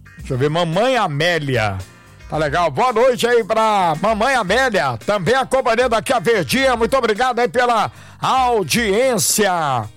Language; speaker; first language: Portuguese; native; Portuguese